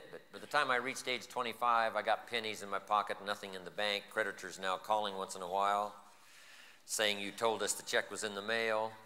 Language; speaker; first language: English; native; English